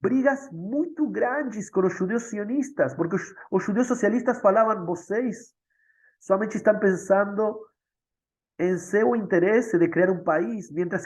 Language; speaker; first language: Portuguese; non-native, fluent; Spanish